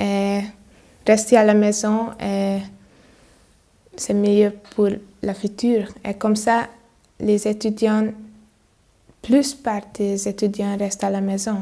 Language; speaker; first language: French; non-native, learner; Hungarian